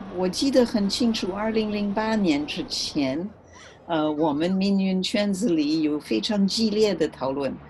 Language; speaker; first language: Chinese; non-native, fluent; French